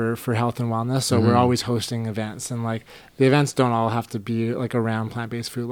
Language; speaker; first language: English; native; English